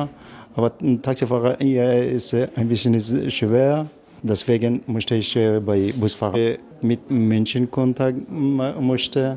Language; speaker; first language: German; non-native, learner; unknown